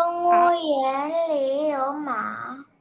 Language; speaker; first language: Chinese; non-native, learner; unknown